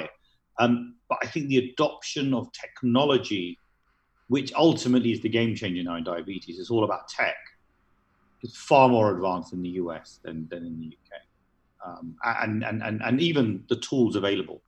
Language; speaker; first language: English; native; English